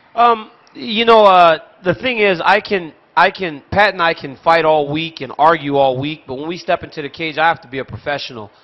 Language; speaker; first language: English; native; English